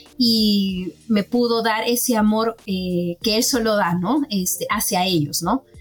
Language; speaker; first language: Spanish; native; Spanish